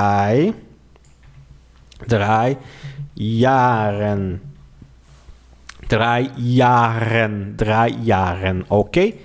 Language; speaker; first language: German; non-native, fluent; Portuguese